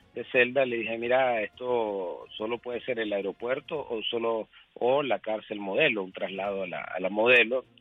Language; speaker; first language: Spanish; native; Spanish